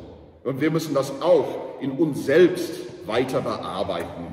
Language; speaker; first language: German; non-native, learner; English